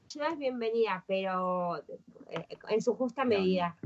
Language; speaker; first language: Spanish; native; Spanish